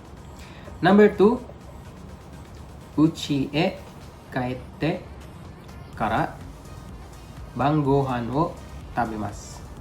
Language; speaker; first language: Japanese; non-native, fluent; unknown